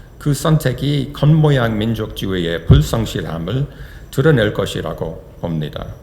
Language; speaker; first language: Korean; non-native, fluent; English